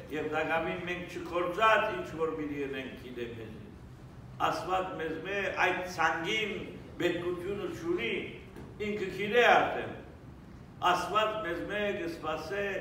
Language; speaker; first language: Armenian; early bilingual, heritage; Armenian